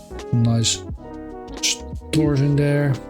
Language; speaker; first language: English; non-native, fluent; Dutch